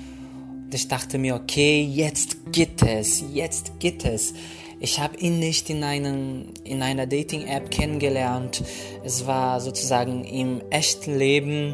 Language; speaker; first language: German; non-native, fluent; Portuguese